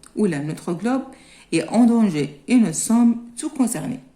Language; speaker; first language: French; non-native, local second language; Arabic